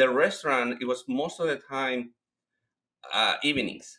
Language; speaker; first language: English; non-native, fluent; Spanish